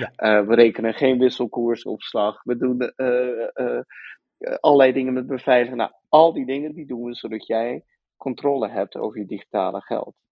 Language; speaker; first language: Dutch; early bilingual, other home language; Persian